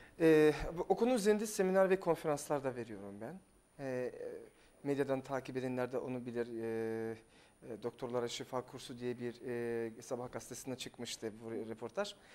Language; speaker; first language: Turkish; non-native, fluent; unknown